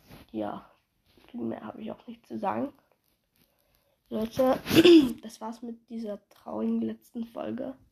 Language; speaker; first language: German; native; German